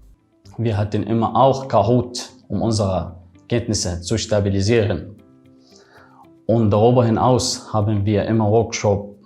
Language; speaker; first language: German; non-native, learner; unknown